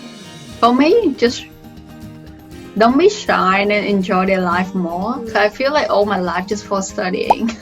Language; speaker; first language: English; non-native, fluent; Vietnamese